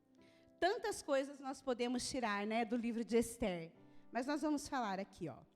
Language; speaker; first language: Portuguese; native; Portuguese